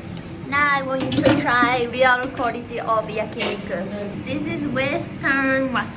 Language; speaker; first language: English; non-native, fluent; Japanese